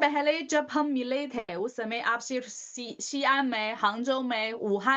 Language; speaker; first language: Hindi; non-native, learner; Chinese